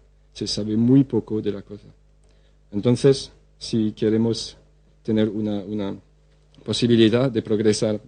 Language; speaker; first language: Spanish; non-native, fluent; French